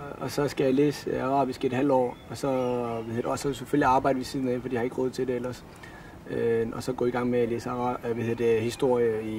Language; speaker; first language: Danish; early bilingual, other home language; Somali